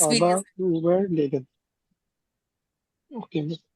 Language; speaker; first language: German; non-native, learner; Urdu